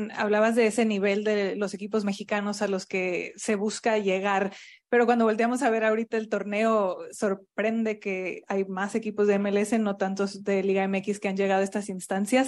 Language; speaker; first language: Spanish; native; Spanish